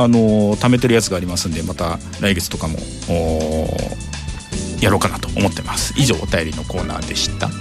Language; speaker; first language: Japanese; native; Japanese